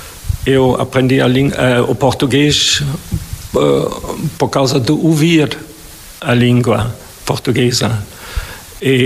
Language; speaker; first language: Portuguese; non-native, fluent; German